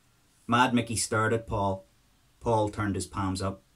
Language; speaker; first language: English; native; English